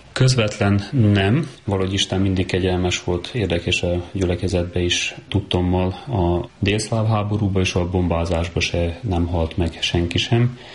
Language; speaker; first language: Hungarian; native; Hungarian